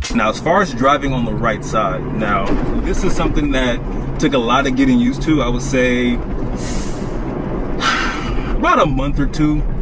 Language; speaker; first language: English; native; English